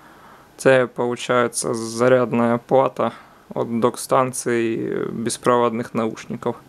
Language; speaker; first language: Russian; non-native, local second language; Ukrainian